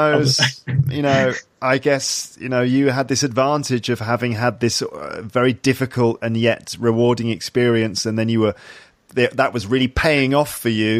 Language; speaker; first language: English; native; English